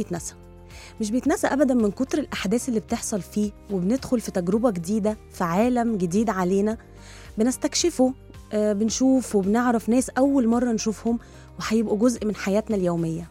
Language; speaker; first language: Arabic; native; Arabic